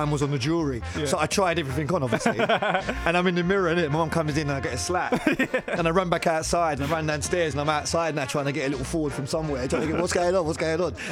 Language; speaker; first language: English; native; English